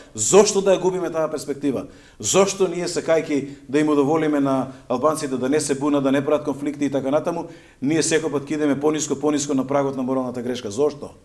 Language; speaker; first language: Macedonian; native; Macedonian